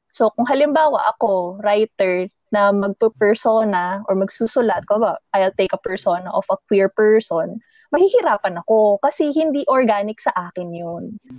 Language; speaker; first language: Filipino; native; Filipino